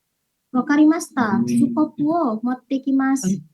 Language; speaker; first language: Japanese; non-native, learner; Indonesian